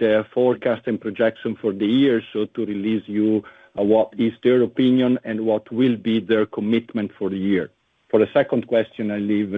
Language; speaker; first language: English; non-native, fluent; Italian